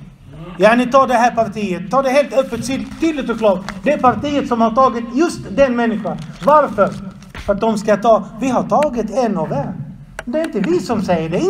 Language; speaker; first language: Swedish; non-native, fluent; Arabic